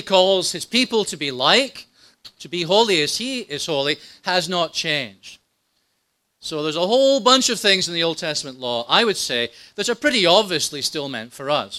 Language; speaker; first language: English; native; English